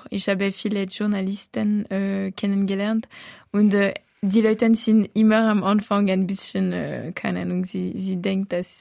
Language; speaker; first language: German; non-native, local second language; French